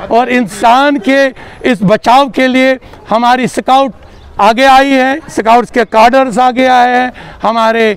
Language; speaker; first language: Hindi; non-native, local second language; Kashmiri